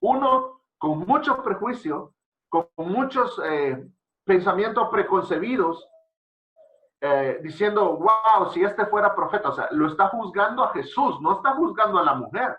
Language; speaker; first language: Spanish; native; Spanish